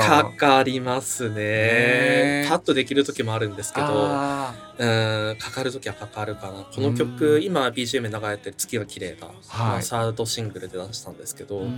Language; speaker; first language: Japanese; native; Japanese